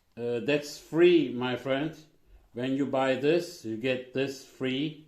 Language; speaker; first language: English; non-native, learner; Turkish